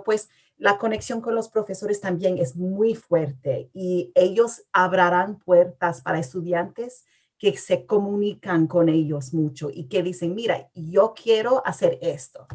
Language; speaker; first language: Spanish; early bilingual, heritage; English